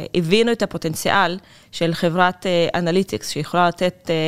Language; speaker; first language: Hebrew; non-native, fluent; Russian